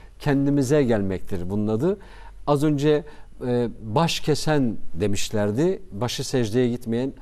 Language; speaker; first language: Turkish; native; Turkish